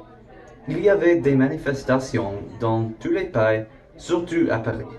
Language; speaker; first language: French; non-native, learner; English